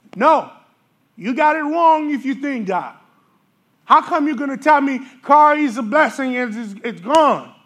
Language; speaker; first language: English; early bilingual, other home language; Haitian Creole